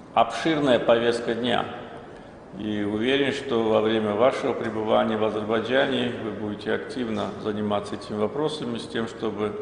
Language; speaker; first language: Russian; non-native, local second language; Azerbaijani